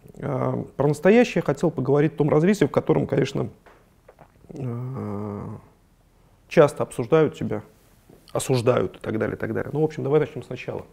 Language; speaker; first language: Russian; native; Russian